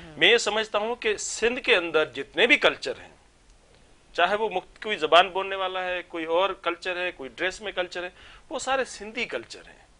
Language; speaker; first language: Urdu; non-native, local second language; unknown